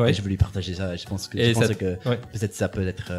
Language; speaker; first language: French; non-native, fluent; English